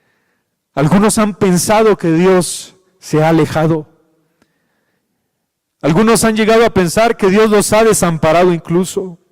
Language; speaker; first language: Spanish; native; Spanish